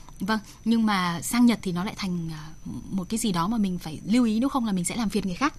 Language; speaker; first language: Vietnamese; native; Vietnamese